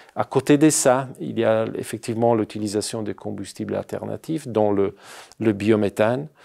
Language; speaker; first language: French; non-native, fluent; Italian